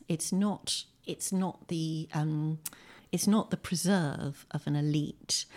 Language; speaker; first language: English; native; English